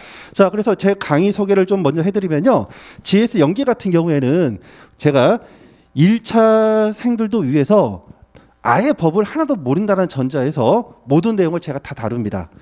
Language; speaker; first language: Korean; native; Korean